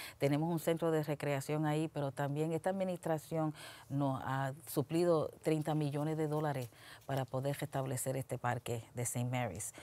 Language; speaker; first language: Spanish; early bilingual, heritage; Spanish